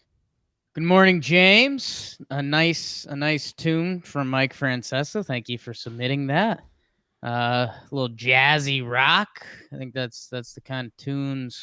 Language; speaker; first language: English; native; English